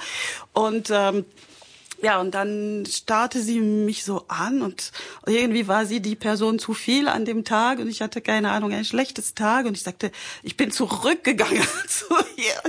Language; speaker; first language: German; non-native, fluent; French